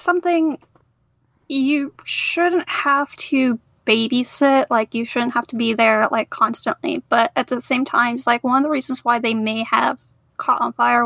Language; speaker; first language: English; native; English